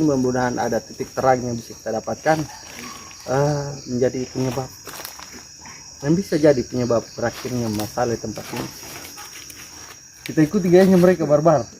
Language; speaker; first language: Indonesian; native; Indonesian